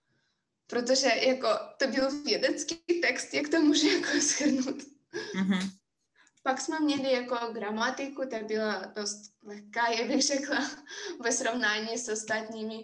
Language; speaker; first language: Czech; non-native, fluent; Russian